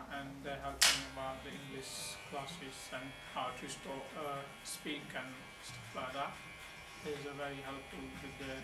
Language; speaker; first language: English; non-native, local second language; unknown